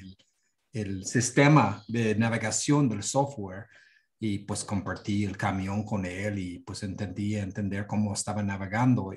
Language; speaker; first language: Spanish; non-native, fluent; English